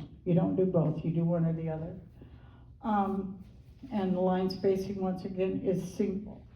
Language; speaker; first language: English; native; English